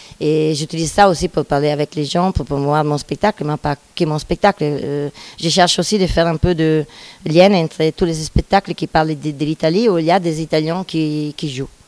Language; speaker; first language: French; non-native, fluent; Italian